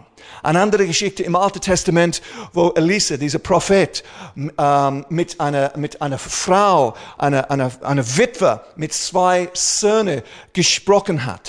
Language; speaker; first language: German; non-native, fluent; English